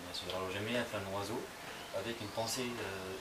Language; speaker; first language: French; non-native, local second language; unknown